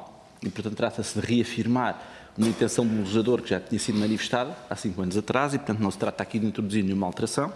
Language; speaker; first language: Portuguese; native; Portuguese